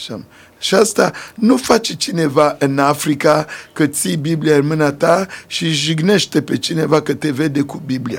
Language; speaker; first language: Romanian; non-native, fluent; Sango